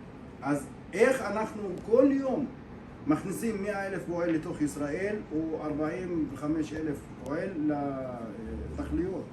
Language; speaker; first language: Hebrew; non-native, local second language; Arabic